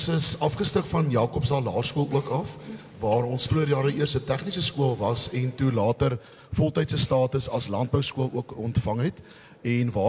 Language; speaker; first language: Afrikaans; native; Afrikaans